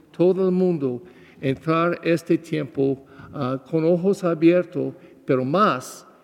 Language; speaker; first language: Spanish; non-native, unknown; English